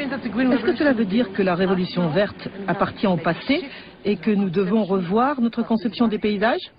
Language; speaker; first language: French; native; French